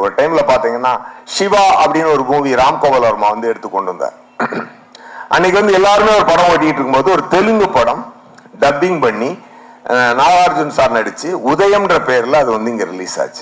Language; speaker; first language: Tamil; native; Tamil